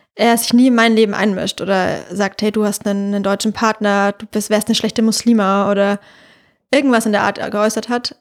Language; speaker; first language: German; native; German